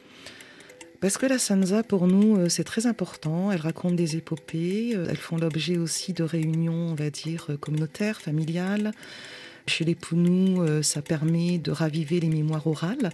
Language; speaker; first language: French; native; French